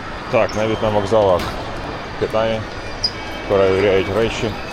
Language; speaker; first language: Ukrainian; native; Ukrainian